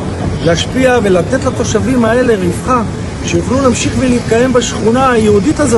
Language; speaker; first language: Hebrew; native; Hebrew